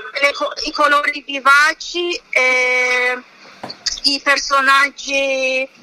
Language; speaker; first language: Italian; non-native, fluent; Persian